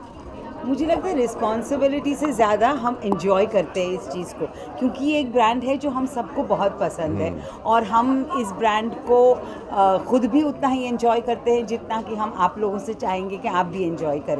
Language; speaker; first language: Hindi; native; Hindi